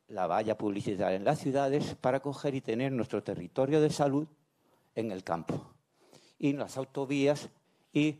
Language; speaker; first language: Spanish; native; Spanish